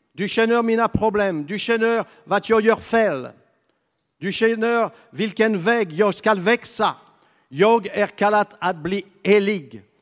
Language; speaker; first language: Swedish; non-native, fluent; French